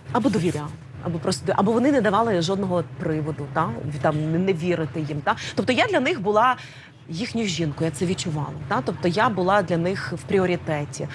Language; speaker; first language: Ukrainian; native; Ukrainian